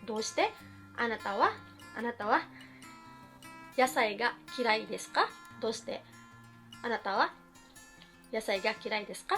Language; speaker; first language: Japanese; non-native, fluent; Filipino